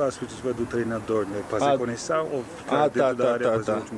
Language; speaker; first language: Portuguese; non-native, learner; Turkish